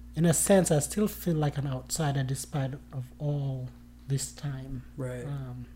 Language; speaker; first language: English; non-native, fluent; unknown